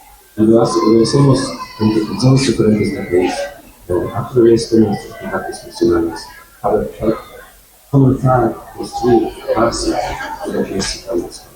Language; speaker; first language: Spanish; non-native, learner; English